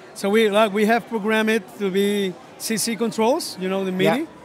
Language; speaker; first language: English; non-native, fluent; Spanish